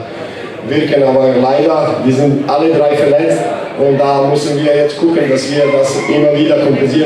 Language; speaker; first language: German; non-native, fluent; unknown